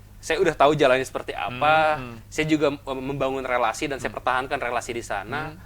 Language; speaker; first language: Indonesian; native; Indonesian